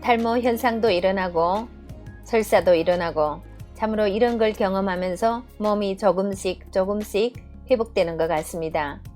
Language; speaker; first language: Korean; native; Korean